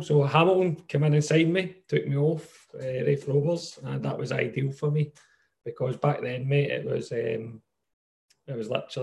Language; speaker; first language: English; native; English